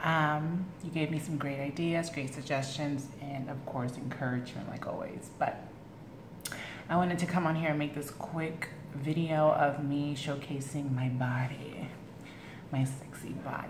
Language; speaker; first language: English; native; English